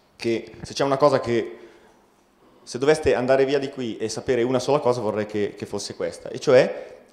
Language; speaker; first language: Italian; native; Italian